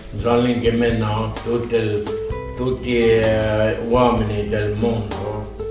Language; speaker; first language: Italian; non-native, fluent; Tibetan